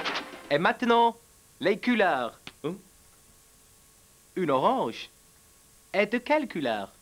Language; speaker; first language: French; non-native, fluent; English